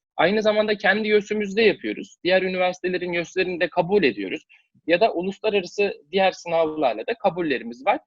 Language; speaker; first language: Turkish; native; Turkish